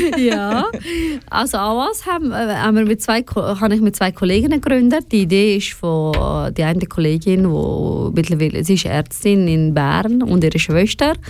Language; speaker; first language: German; non-native, fluent; Persian